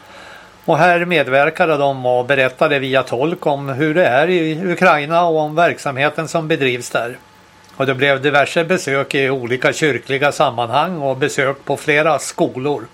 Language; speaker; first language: Swedish; native; Swedish